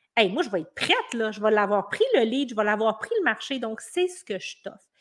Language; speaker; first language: French; native; French